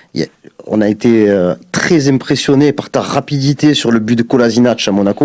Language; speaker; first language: French; native; French